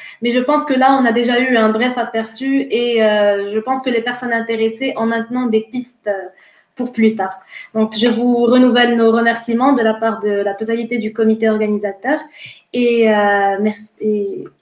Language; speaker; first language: French; non-native, local second language; Arabic